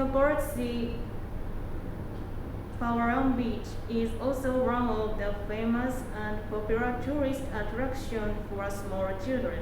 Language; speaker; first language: English; non-native, learner; Japanese